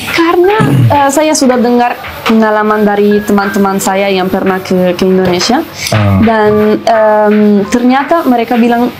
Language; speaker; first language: Indonesian; non-native, fluent; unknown